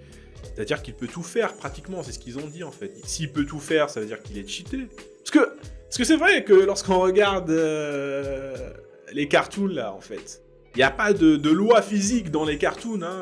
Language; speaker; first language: French; native; French